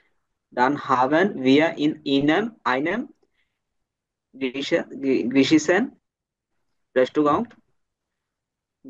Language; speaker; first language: German; non-native, learner; Bangla